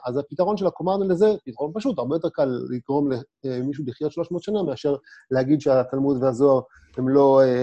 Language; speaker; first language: Hebrew; native; Hebrew